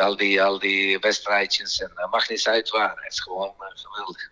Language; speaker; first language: Dutch; non-native, fluent; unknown